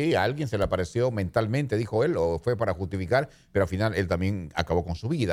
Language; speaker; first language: Spanish; native; Spanish